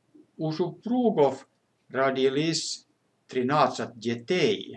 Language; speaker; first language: Russian; non-native, fluent; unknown